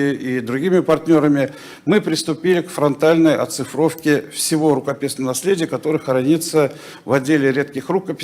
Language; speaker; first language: Russian; native; Russian